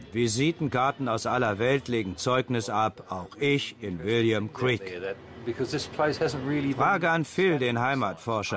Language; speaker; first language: German; native; German